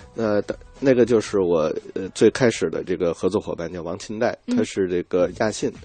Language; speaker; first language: Chinese; native; Chinese